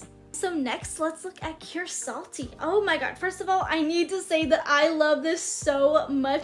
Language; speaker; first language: English; native; English